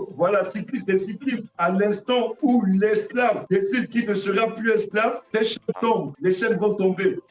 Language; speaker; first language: French; non-native, local second language; Sango